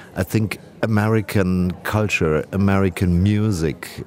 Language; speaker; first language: English; non-native, fluent; German